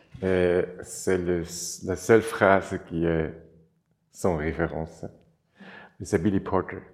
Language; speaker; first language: French; non-native, local second language; German